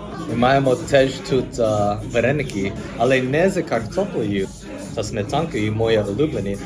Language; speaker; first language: Ukrainian; non-native, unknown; English